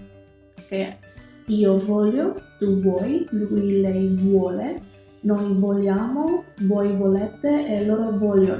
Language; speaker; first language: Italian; non-native, fluent; Indonesian